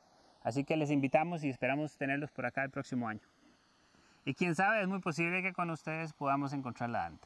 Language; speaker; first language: Spanish; native; Spanish